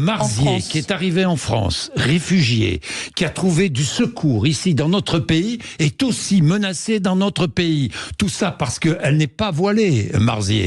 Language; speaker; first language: French; native; French